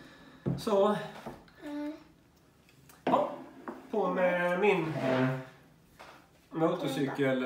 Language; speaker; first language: Swedish; native; Swedish